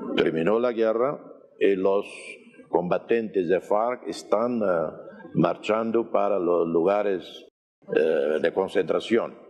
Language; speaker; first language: Spanish; non-native, fluent; Portuguese